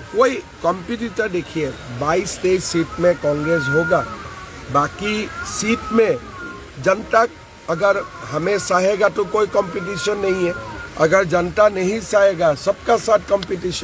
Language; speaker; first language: Hindi; non-native, local second language; Assamese